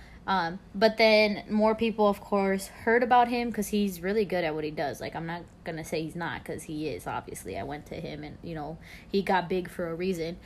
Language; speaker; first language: English; early bilingual, other home language; Spanish